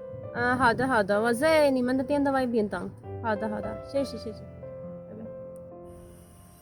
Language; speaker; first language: Chinese; non-native, fluent; Urdu